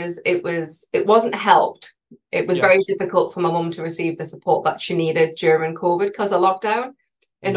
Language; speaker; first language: English; native; English